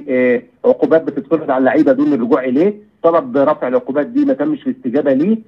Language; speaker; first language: Arabic; native; Arabic